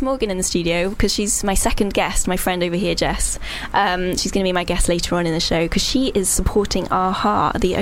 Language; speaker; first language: English; native; English